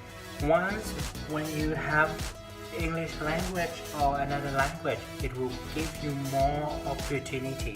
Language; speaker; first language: English; non-native, fluent; Thai